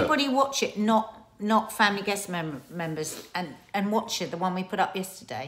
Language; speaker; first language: English; native; English